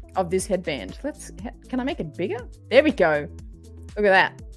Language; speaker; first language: English; native; English